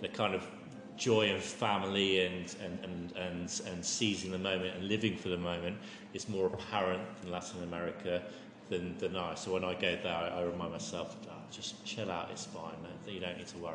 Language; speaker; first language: English; native; English